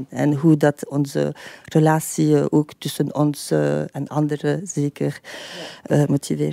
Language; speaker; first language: Dutch; non-native, fluent; French